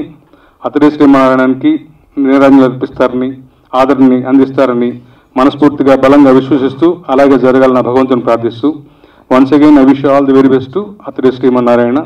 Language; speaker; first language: Telugu; native; Telugu